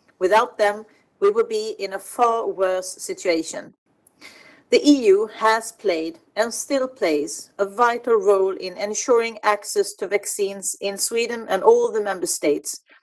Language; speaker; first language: English; non-native, fluent; Swedish